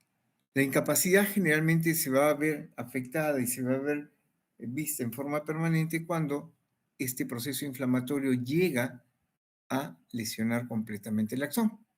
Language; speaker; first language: Spanish; native; Spanish